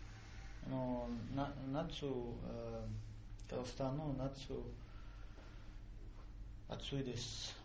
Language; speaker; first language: Japanese; non-native, learner; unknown